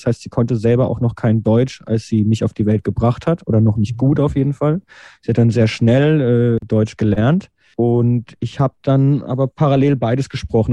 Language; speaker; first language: German; native; German